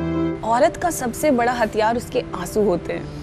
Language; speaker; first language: Hindi; native; Hindi